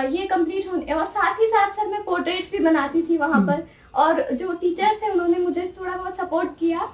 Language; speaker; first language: Hindi; native; Hindi